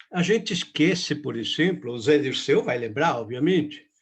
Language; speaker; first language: Portuguese; non-native, fluent; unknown